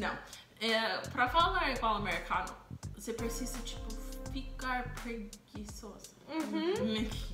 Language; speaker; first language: Portuguese; non-native, fluent; English